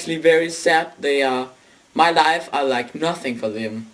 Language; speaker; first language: English; non-native, learner; Danish